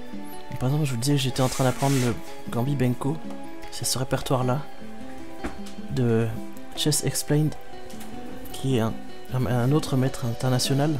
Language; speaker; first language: French; native; French